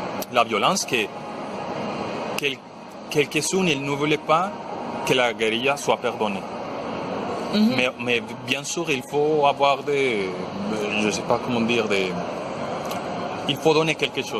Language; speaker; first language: French; non-native, fluent; Spanish